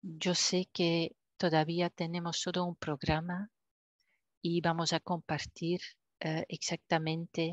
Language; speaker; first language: Spanish; non-native, fluent; French